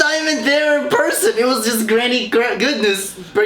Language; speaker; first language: English; native; English